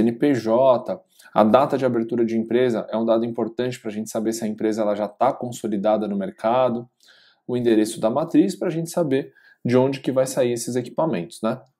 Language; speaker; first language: Portuguese; native; Portuguese